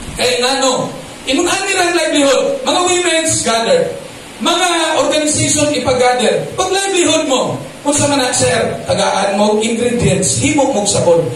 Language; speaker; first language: Cebuano; native; Cebuano